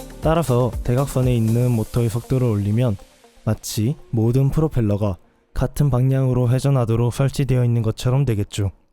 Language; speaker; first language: Korean; native; Korean